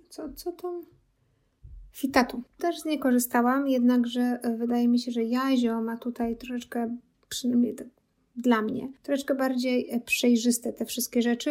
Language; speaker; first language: Polish; native; Polish